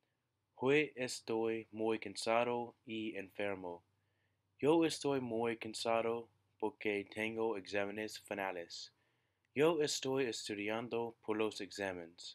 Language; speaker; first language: Spanish; non-native, learner; English